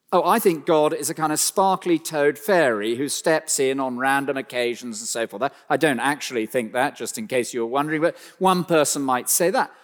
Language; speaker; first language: English; native; English